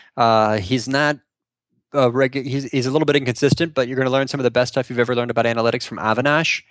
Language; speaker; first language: English; native; English